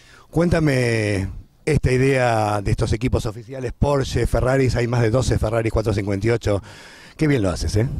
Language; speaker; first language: Spanish; native; Spanish